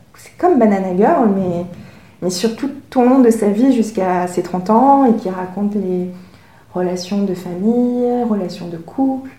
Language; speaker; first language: French; early bilingual, other home language; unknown